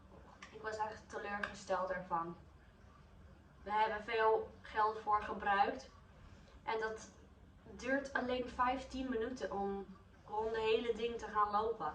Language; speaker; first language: Dutch; non-native, learner; English